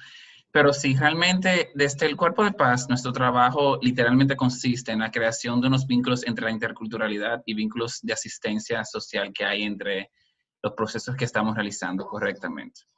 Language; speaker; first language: Spanish; native; Spanish